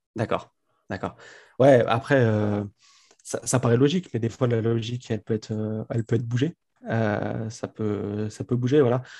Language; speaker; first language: French; native; French